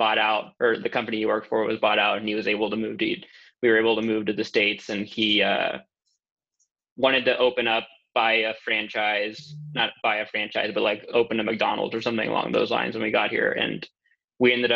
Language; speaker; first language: English; native; English